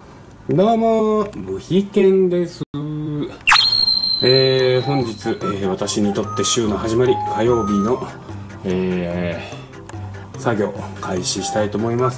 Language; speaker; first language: Japanese; native; Japanese